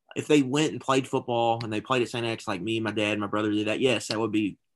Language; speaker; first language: English; native; English